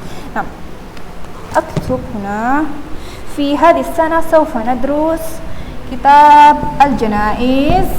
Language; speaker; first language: Arabic; non-native, fluent; Indonesian